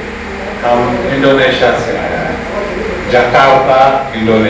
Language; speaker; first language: Hindi; early bilingual, heritage; Hindi